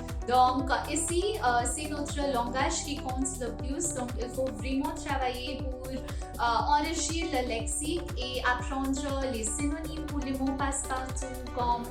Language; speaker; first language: French; non-native, fluent; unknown